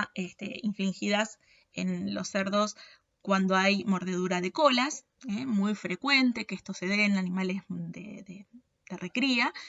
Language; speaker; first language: Spanish; native; Spanish